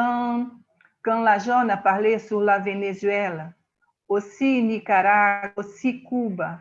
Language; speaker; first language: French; non-native, learner; Portuguese